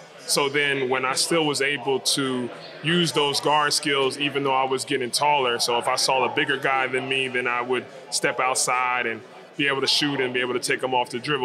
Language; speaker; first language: English; native; English